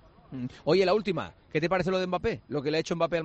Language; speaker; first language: Spanish; native; Spanish